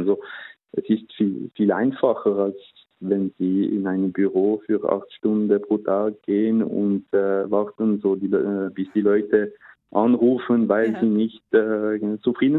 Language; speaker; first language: German; non-native, local second language; French